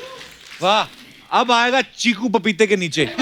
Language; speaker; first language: Hindi; native; Hindi